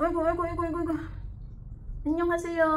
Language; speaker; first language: Korean; non-native, learner; Cebuano